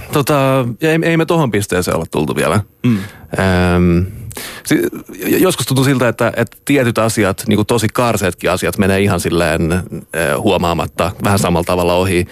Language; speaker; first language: Finnish; early bilingual, heritage; Finnish